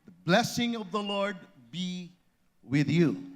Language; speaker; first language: English; non-native, local second language; Filipino